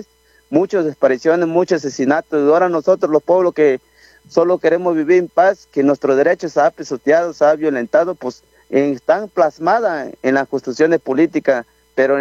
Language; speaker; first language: Spanish; non-native, local second language; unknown